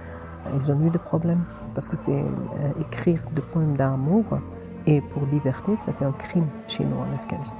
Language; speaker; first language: French; non-native, learner; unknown